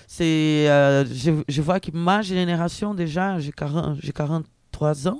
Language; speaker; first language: French; non-native, fluent; Portuguese